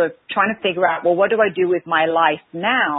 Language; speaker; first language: English; native; English